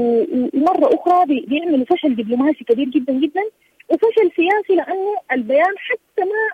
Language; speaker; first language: Arabic; native; Arabic